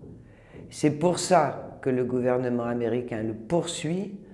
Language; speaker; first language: French; native; French